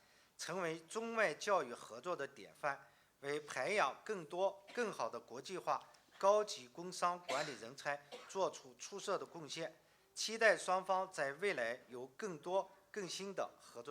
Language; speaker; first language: Chinese; native; Chinese